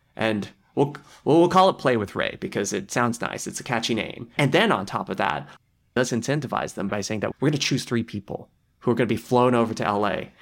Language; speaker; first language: English; native; English